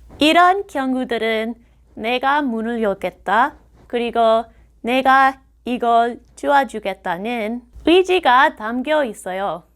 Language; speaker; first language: Korean; non-native, fluent; English